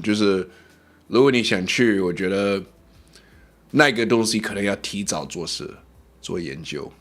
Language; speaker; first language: Chinese; non-native, learner; English